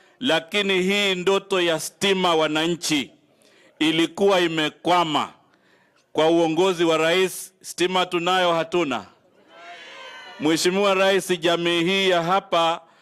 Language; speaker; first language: Swahili; native; Swahili